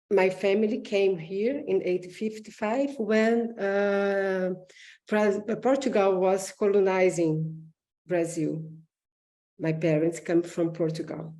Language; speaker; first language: English; non-native, learner; Portuguese